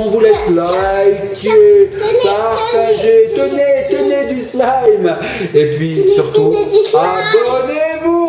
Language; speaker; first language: French; native; French